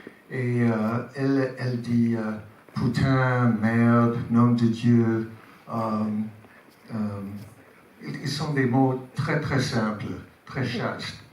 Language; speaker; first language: French; non-native, learner; English